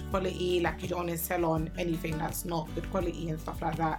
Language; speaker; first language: English; native; English